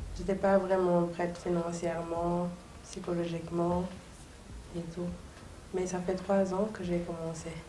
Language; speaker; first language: French; non-native, local second language; Soninke